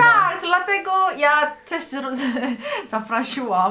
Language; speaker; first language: Polish; non-native, learner; Korean